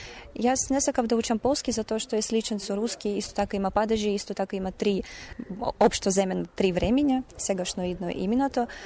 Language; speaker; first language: Macedonian; non-native, fluent; Russian